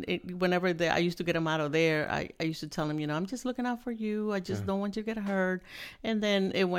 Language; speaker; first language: English; non-native, fluent; Spanish